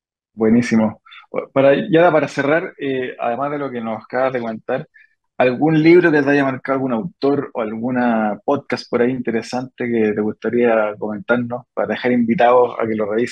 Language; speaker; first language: Spanish; native; Spanish